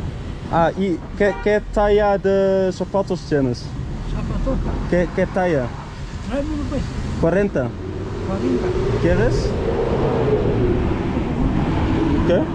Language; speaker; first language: Spanish; non-native, learner; Dutch